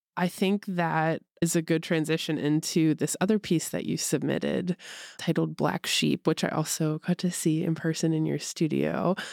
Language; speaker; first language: English; native; English